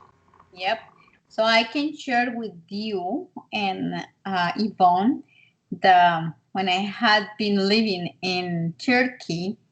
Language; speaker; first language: English; non-native, learner; Spanish